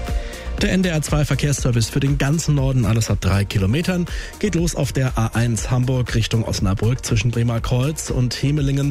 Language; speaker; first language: German; native; German